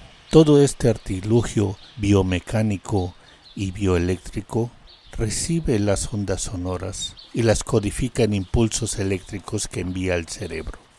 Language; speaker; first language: Spanish; native; Spanish